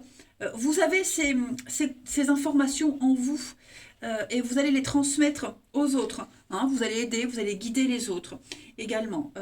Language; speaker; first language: French; native; French